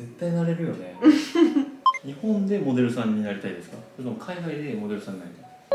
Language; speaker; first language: Japanese; native; Japanese